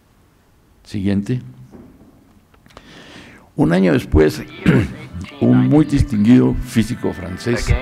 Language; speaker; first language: Spanish; native; Spanish